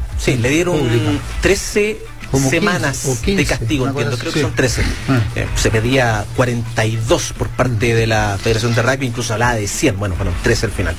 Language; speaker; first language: Spanish; native; Spanish